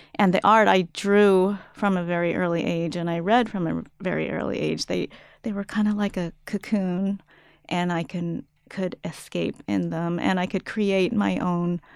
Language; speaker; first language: English; native; English